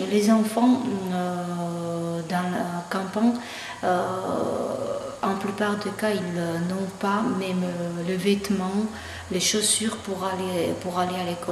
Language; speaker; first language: French; non-native, fluent; Georgian